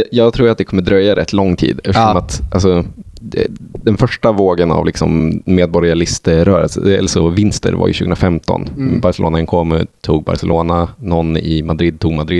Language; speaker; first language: Swedish; native; Swedish